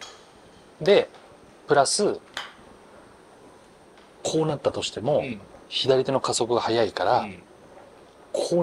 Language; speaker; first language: Japanese; native; Japanese